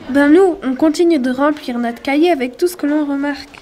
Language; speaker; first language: French; native; French